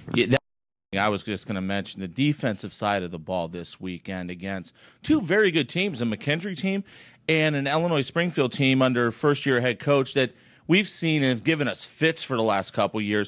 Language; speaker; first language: English; native; English